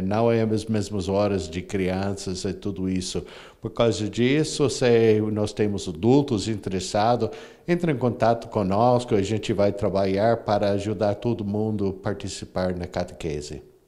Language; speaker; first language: Portuguese; non-native, fluent; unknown